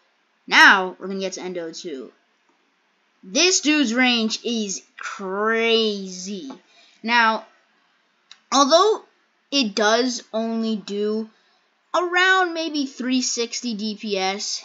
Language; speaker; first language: English; native; English